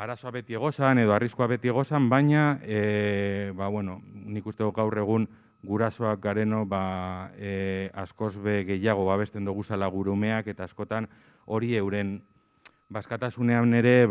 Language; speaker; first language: Basque; native; Basque